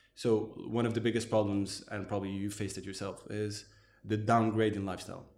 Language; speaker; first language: English; non-native, fluent; Arabic